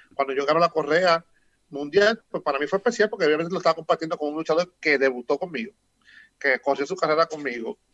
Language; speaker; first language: Spanish; native; Spanish